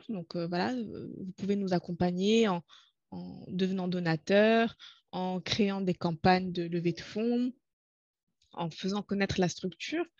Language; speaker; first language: French; non-native, local second language; Arabic